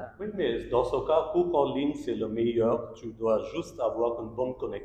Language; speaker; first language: French; non-native, learner; Bangla